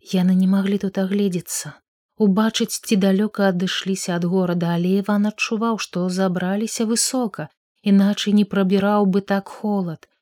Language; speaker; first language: Belarusian; native; Belarusian